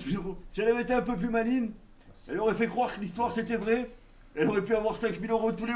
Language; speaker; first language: French; native; French